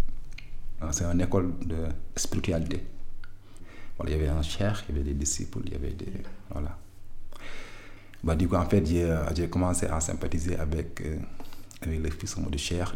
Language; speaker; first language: French; non-native, local second language; Wolof